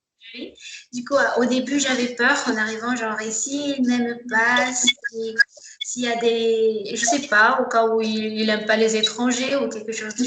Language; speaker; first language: French; non-native, local second language; Malagasy